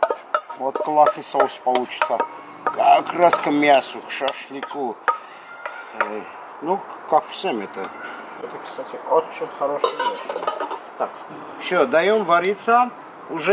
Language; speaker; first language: Russian; non-native, fluent; Armenian